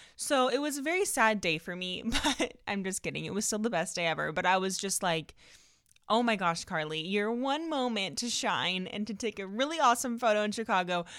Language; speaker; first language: English; native; English